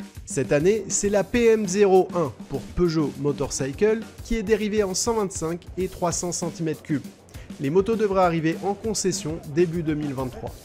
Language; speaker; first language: French; native; French